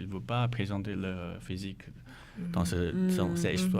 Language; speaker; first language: French; non-native, learner; Chinese